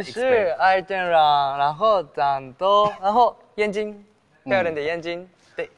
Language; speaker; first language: Chinese; non-native, learner; Japanese